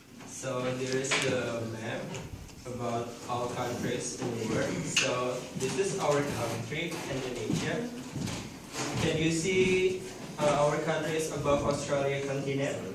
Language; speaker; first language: English; non-native, learner; Indonesian